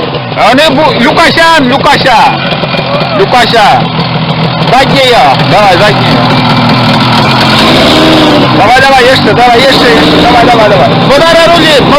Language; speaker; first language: Russian; native; Russian